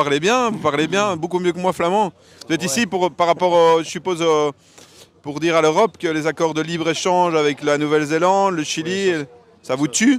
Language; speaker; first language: French; native; French